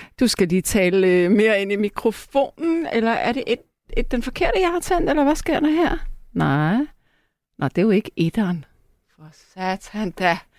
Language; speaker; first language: Danish; native; Danish